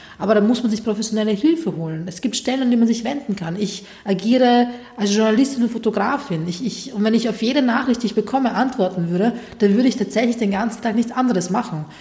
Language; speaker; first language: German; early bilingual, other home language; Bosnian